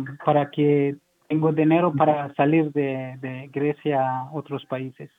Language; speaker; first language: Spanish; non-native, learner; Persian